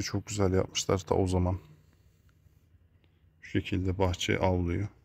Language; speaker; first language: Turkish; native; Turkish